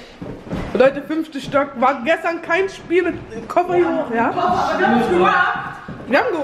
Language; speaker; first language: German; early bilingual, other home language; Lingala